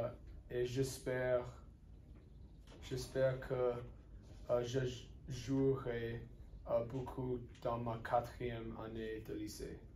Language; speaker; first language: French; non-native, learner; English